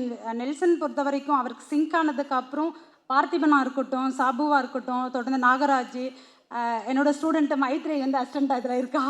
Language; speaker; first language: Tamil; native; Tamil